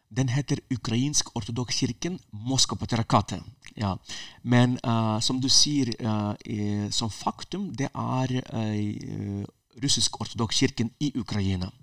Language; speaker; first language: Norwegian; non-native, fluent; Ukrainian